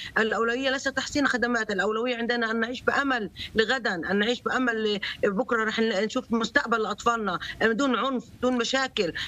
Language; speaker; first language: Arabic; native; Arabic